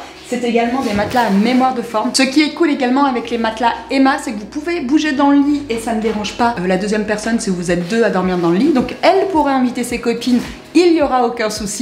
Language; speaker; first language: French; native; French